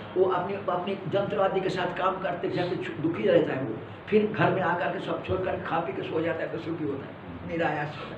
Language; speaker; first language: Hindi; non-native, local second language; Malayalam